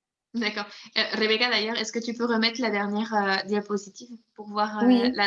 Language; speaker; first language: French; native; French